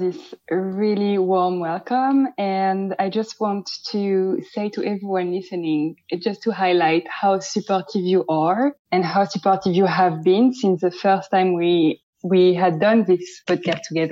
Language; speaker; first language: English; non-native, fluent; French